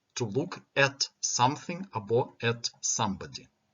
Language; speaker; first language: English; non-native, fluent; Ukrainian